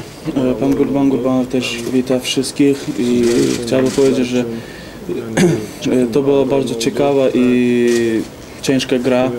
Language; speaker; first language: Polish; non-native, fluent; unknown